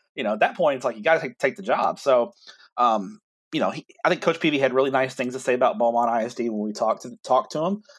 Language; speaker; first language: English; native; English